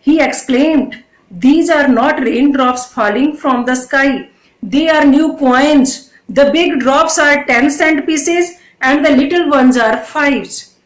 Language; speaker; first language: English; non-native, local second language; Punjabi